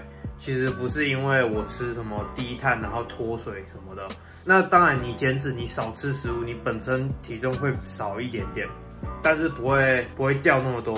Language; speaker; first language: Chinese; native; Chinese